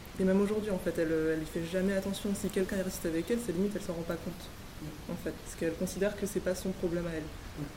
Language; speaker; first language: French; native; French